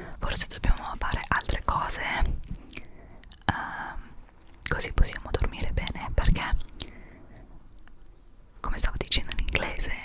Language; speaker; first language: Italian; non-native, fluent; English